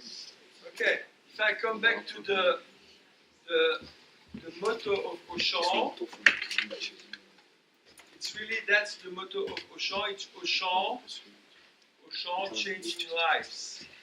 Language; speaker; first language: English; non-native, fluent; French